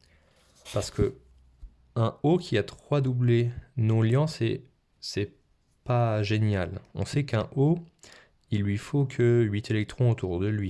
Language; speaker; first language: French; native; French